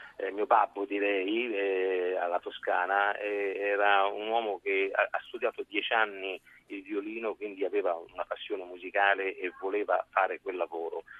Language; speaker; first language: Italian; native; Italian